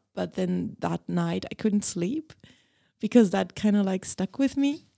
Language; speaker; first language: English; non-native, fluent; German